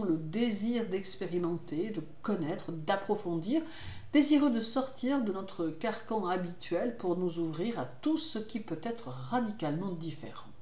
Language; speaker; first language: French; native; French